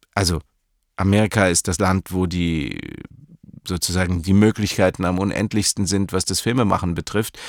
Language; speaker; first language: German; native; German